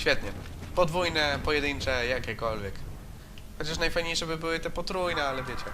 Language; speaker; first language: Polish; native; Polish